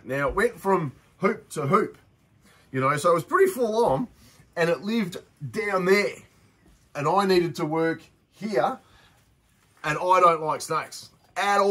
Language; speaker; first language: English; native; English